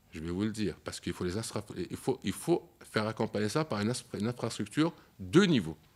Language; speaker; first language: French; non-native, local second language; Arabic